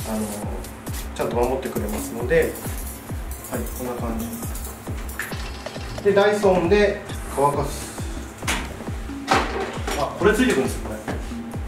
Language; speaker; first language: Japanese; native; Japanese